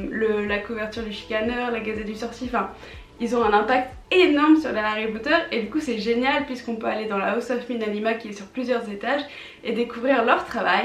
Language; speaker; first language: French; native; French